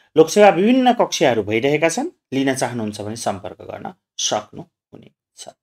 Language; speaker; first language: Nepali; non-native, local second language; Maithili